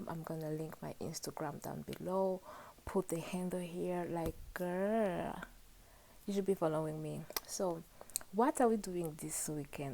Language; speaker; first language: English; non-native, local second language; Kinyarwanda